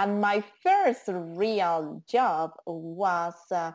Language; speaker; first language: English; non-native, fluent; Spanish